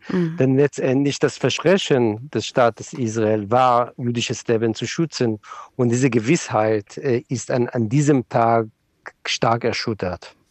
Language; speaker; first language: German; non-native, fluent; Hebrew